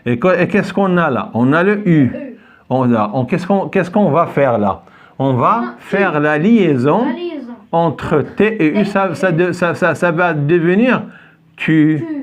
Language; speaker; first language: French; non-native, local second language; Arabic